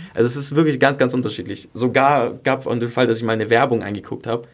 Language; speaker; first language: German; early bilingual, other home language; Greek